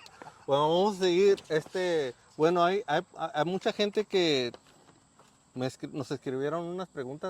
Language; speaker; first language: Spanish; native; Spanish